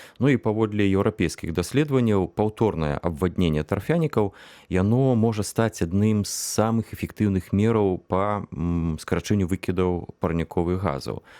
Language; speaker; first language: Belarusian; non-native, local second language; Russian